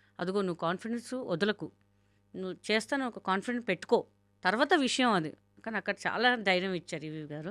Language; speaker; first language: Telugu; non-native, local second language; Hindi